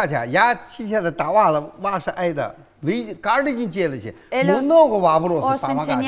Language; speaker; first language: Russian; non-native, learner; Chinese